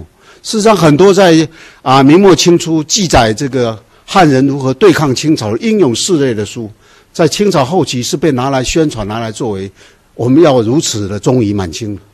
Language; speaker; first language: Chinese; native; Chinese